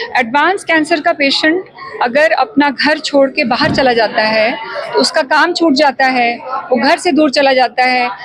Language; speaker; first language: Hindi; native; Hindi